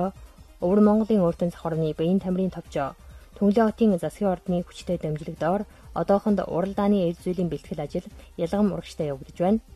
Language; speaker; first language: Mongolian; native; Mongolian